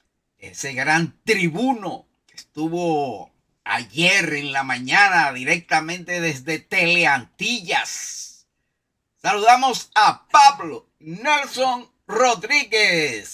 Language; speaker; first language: Spanish; native; Spanish